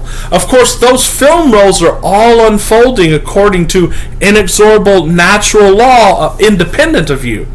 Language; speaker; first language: English; native; English